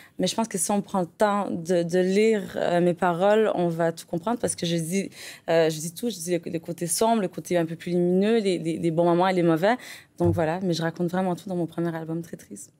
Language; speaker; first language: French; native; French